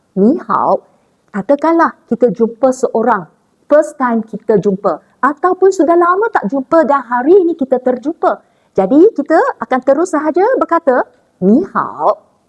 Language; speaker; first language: Malay; non-native, local second language; Chinese